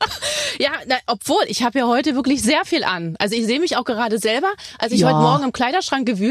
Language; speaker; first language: German; native; German